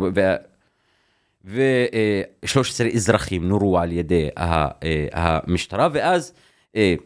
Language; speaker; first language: Hebrew; non-native, local second language; Arabic